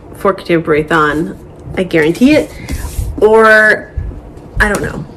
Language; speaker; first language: English; native; English